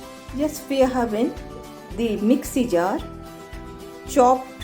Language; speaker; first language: German; non-native, learner; Hindi